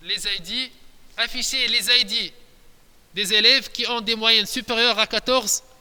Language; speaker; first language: French; non-native, local second language; Arabic